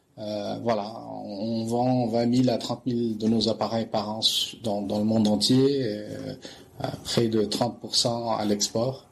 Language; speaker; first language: French; non-native, local second language; Arabic